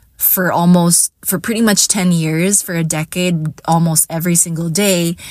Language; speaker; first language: English; non-native, local second language; Hiligaynon